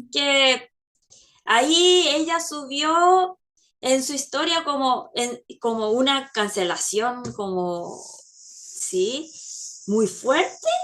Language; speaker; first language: Spanish; non-native, fluent; Korean